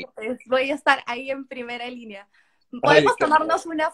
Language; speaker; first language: Spanish; native; Spanish